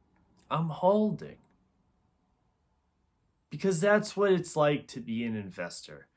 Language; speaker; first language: English; native; English